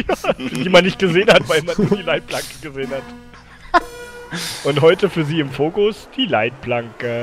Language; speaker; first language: German; native; German